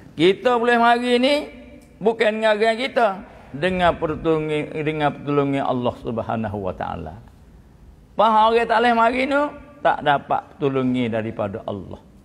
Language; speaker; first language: Malay; native; Malay